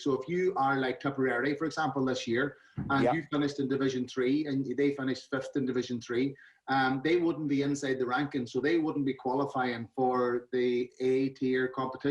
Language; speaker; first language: English; native; English